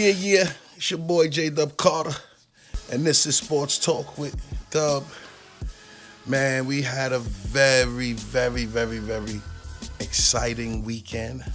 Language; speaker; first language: English; native; English